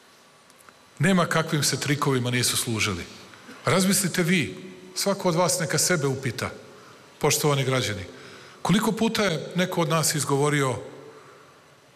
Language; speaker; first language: Serbian; native; Serbian